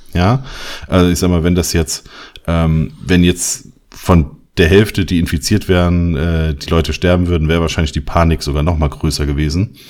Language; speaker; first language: German; native; German